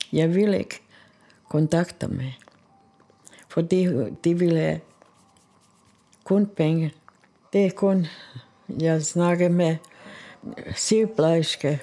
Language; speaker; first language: Danish; non-native, learner; Bosnian